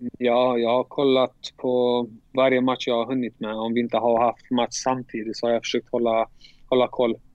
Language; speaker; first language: Swedish; early bilingual, other home language; Albanian